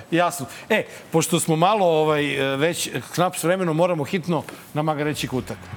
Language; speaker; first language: Serbian; native; Serbian